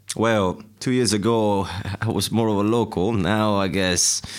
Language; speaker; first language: English; non-native, fluent; Italian